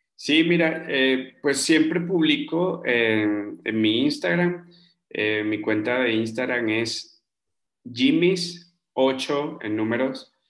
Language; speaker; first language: Spanish; native; Spanish